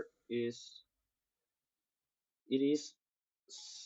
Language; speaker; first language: English; non-native, learner; Vietnamese